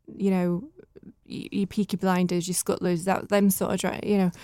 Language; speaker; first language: English; native; English